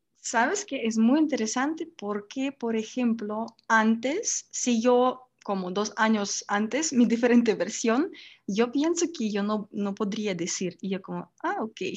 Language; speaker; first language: Spanish; non-native, learner; Russian